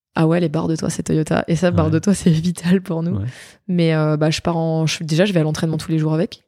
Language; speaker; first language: French; native; French